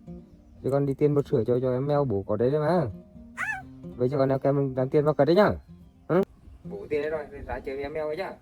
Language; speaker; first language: Vietnamese; native; Vietnamese